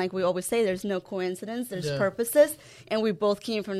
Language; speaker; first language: English; non-native, fluent; Spanish